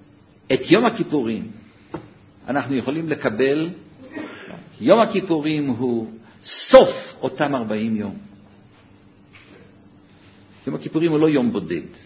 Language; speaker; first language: Hebrew; native; Hebrew